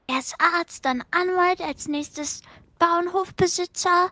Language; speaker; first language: German; native; German